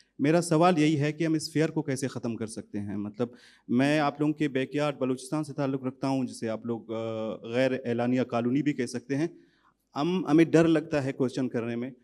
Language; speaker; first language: Urdu; non-native, local second language; Baluchi